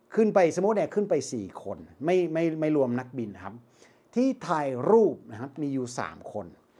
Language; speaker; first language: Thai; non-native, fluent; English